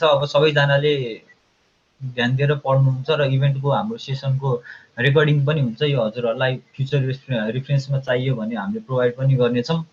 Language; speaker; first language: Nepali; native; Nepali